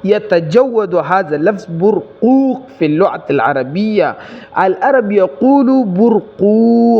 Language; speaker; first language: Arabic; non-native, learner; Pashto